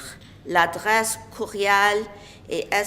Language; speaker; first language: French; non-native, local second language; English